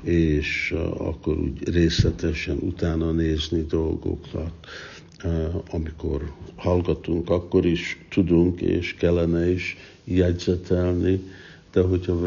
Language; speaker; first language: Hungarian; early bilingual, heritage; Hungarian